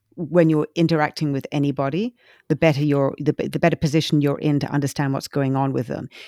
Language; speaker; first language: English; native; English